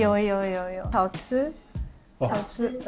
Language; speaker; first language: Chinese; early bilingual, heritage; Japanese